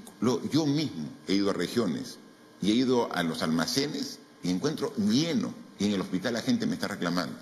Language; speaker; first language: Spanish; native; Spanish